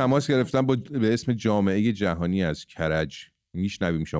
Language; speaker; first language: Persian; native; Persian